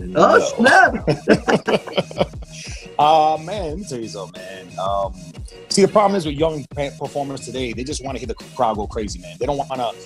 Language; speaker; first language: English; native; English